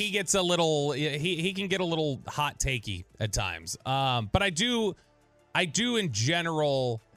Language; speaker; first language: English; native; English